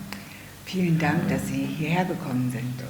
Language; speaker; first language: German; native; German